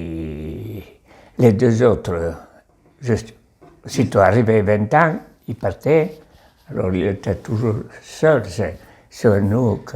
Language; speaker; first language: French; non-native, local second language; Basque